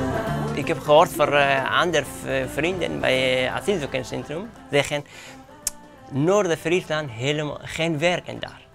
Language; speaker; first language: Dutch; non-native, learner; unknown